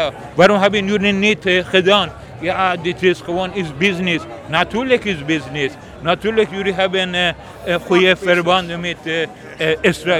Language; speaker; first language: Dutch; non-native, learner; Persian